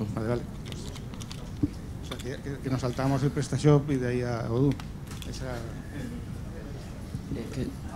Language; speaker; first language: Spanish; native; Spanish